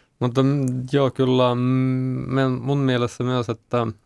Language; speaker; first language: Finnish; non-native, learner; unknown